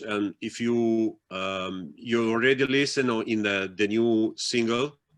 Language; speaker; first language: English; non-native, fluent; Italian